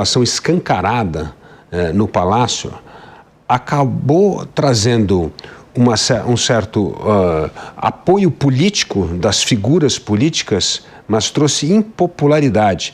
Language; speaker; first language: Portuguese; native; Portuguese